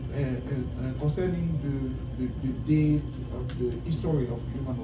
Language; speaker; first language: English; non-native, learner; French